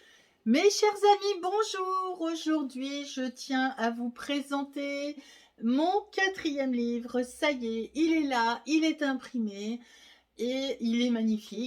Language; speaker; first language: French; native; French